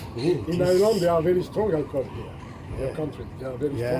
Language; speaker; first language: English; non-native, learner; French